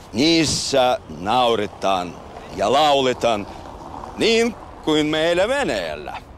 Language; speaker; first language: Finnish; non-native, fluent; Russian